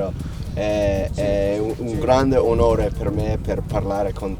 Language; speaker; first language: Italian; non-native, learner; English